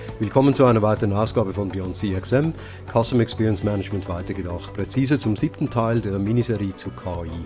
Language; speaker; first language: German; native; German